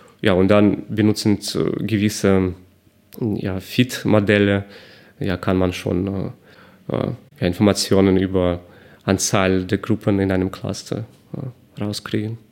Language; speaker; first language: German; non-native, fluent; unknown